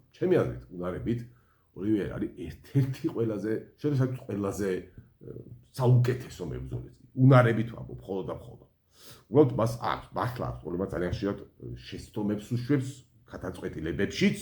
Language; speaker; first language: Georgian; native; Georgian